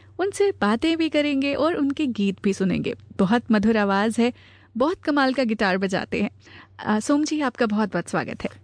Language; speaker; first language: Hindi; native; Hindi